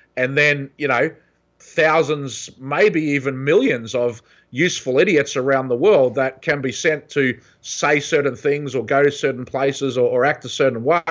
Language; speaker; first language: English; native; English